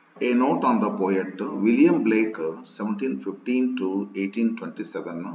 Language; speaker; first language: English; non-native, local second language; Kannada